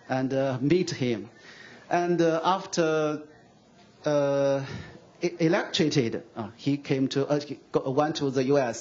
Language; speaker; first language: English; non-native, fluent; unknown